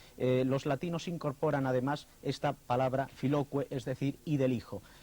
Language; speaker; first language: Spanish; native; Spanish